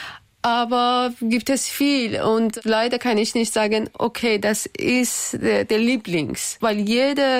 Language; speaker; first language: German; non-native, learner; Persian